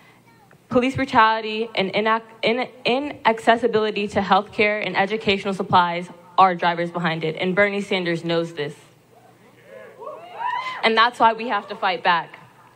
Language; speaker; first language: English; native; English